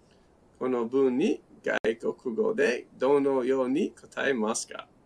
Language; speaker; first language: Japanese; non-native, learner; English